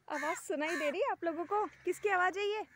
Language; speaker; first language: Hindi; native; Hindi